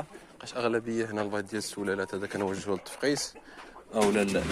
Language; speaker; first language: Arabic; native; Arabic